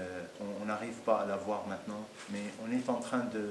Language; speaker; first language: French; non-native, fluent; Arabic